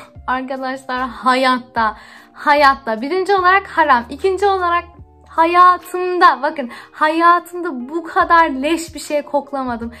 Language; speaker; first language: Turkish; early bilingual, heritage; Turkish